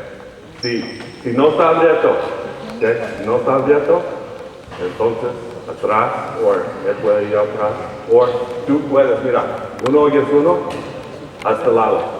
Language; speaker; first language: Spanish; early bilingual, heritage; Spanish